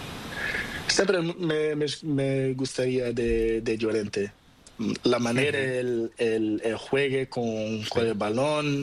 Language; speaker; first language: Spanish; non-native, learner; Portuguese